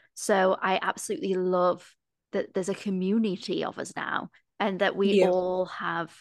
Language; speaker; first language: English; native; English